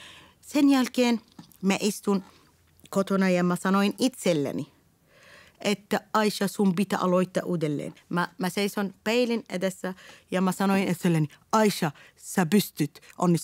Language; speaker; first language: Finnish; non-native, learner; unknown